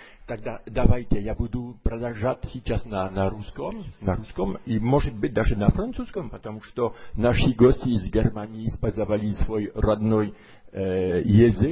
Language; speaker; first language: Russian; non-native, fluent; French